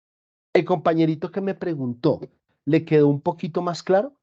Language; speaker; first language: Spanish; native; Spanish